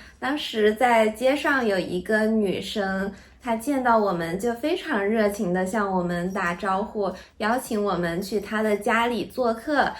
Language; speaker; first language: Chinese; native; Chinese